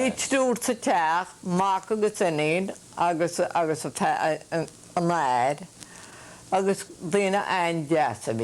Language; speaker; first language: Irish; native; Irish